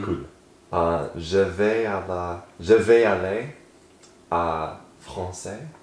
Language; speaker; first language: French; non-native, learner; English